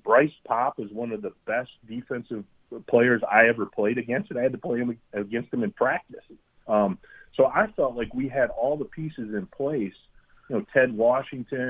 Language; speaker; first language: English; native; English